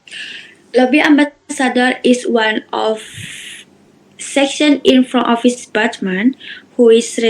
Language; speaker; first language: English; non-native, learner; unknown